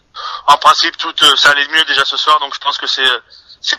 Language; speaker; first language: French; native; French